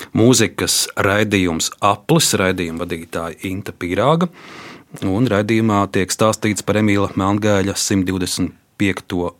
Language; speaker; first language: Latvian; native; Latvian